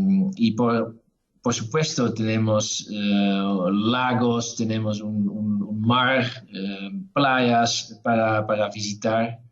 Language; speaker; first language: Spanish; non-native, fluent; Dutch